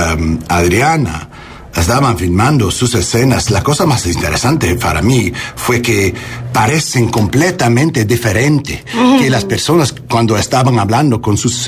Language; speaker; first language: Spanish; non-native, learner; English